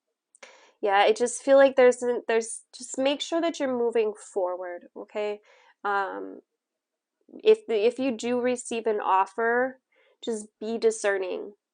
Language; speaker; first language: English; native; English